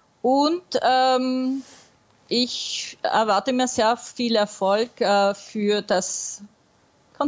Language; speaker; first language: German; non-native, local second language; French